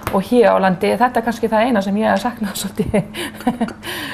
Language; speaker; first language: Icelandic; non-native, fluent; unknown